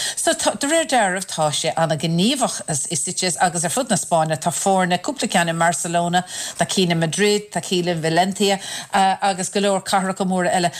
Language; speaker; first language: Irish; non-native, local second language; English